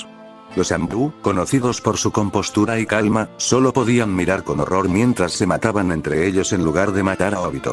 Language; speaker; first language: Spanish; native; Spanish